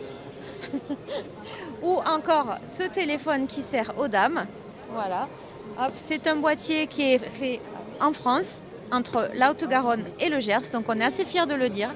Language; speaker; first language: French; native; French